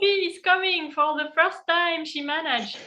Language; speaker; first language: English; non-native, fluent; French